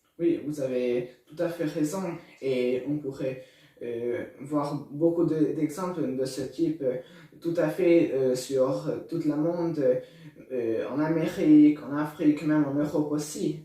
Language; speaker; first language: French; non-native, learner; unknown